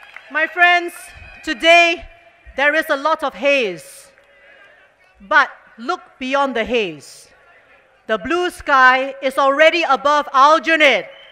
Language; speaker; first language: English; native; English